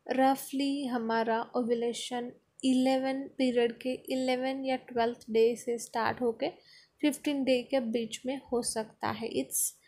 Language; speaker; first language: Hindi; non-native, local second language; Marathi